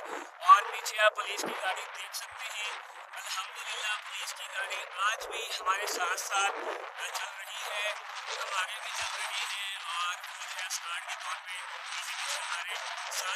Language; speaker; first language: Urdu; non-native, local second language; Punjabi